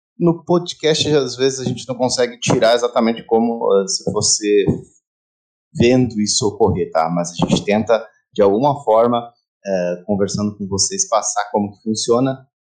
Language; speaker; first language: Portuguese; native; Portuguese